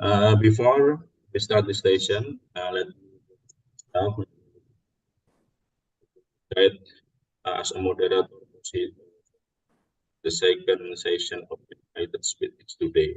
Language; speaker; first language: English; non-native, learner; Indonesian